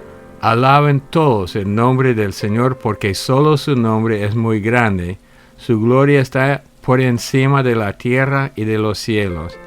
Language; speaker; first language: Spanish; native; Spanish